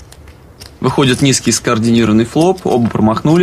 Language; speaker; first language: Russian; native; Russian